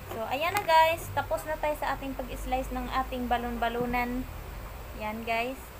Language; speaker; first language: Filipino; non-native, local second language; Cebuano